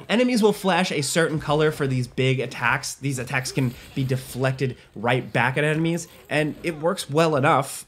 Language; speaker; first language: English; native; English